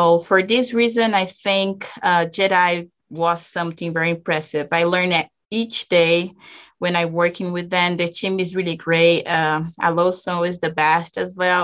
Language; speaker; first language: English; non-native, fluent; Portuguese